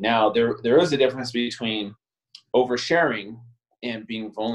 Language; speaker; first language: English; native; English